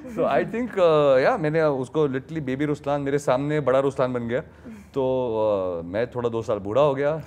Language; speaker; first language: Hindi; native; Hindi